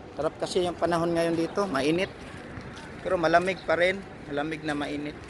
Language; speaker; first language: Filipino; native; Filipino